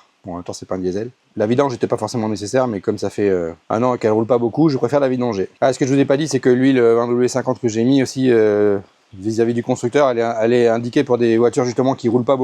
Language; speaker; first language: French; native; French